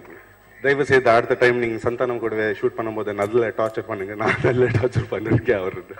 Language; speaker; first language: Tamil; non-native, fluent; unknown